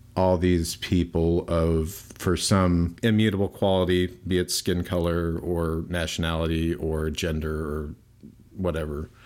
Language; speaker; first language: English; native; English